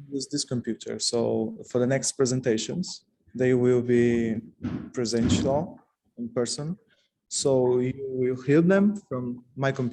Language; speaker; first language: English; non-native, fluent; Portuguese